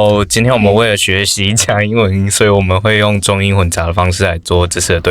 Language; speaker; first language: Chinese; native; Chinese